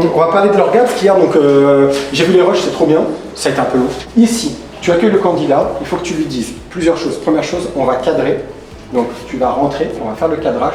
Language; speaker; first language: French; native; French